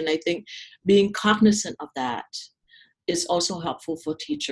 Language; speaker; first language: English; non-native, fluent; Vietnamese